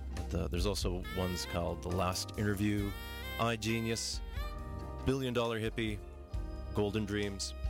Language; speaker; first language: English; native; English